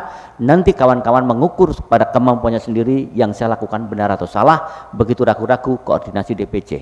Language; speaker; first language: Indonesian; native; Indonesian